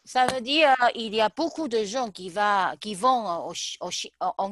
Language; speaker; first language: French; non-native, learner; Chinese